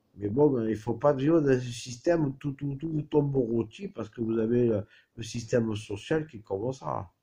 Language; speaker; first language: French; native; French